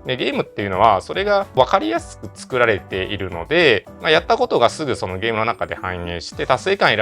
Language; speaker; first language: Japanese; native; Japanese